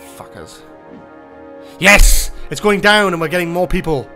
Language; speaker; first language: English; native; English